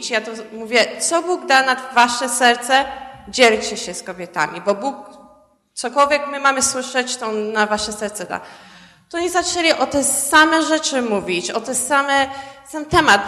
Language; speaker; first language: Polish; early bilingual, heritage; Polish